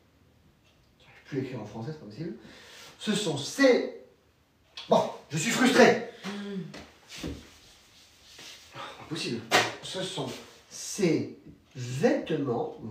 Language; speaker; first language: French; non-native, fluent; Spanish